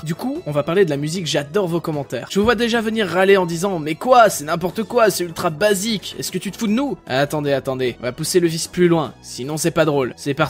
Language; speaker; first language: French; native; French